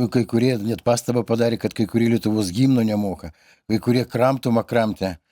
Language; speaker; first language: Lithuanian; native; Lithuanian